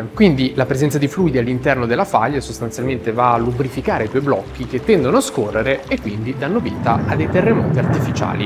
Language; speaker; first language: Italian; native; Italian